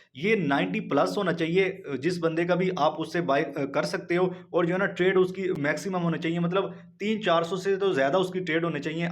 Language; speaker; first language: Urdu; non-native, local second language; Punjabi